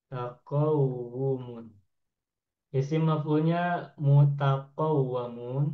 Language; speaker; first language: Arabic; non-native, fluent; Indonesian